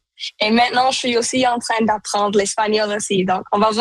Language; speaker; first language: French; non-native, local second language; Punjabi